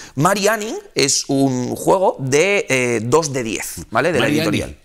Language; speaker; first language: Spanish; native; Spanish